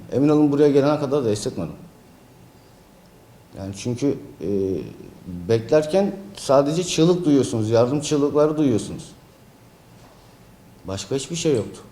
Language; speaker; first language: Turkish; native; Turkish